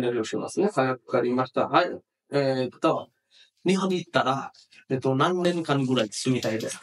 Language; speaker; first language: Japanese; non-native, fluent; Bangla